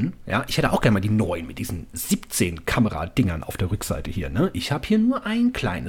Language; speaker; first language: German; native; German